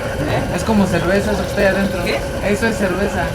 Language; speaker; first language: Spanish; native; Spanish